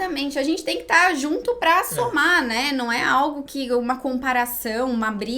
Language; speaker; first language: Portuguese; native; Portuguese